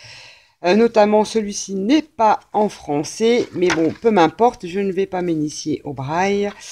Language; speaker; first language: French; native; French